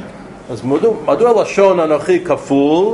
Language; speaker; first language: Hebrew; non-native, fluent; English